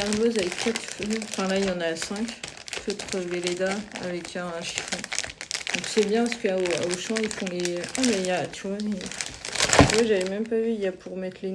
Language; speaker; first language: French; native; French